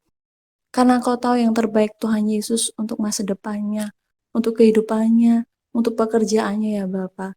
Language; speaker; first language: Indonesian; native; Indonesian